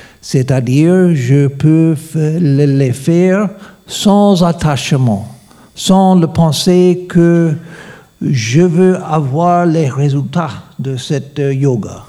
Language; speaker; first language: French; non-native, fluent; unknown